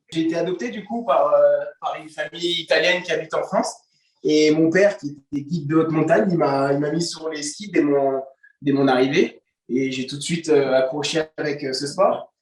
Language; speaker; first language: French; early bilingual, other home language; Haitian Creole